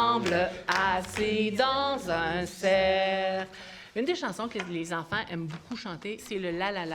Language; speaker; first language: French; native; French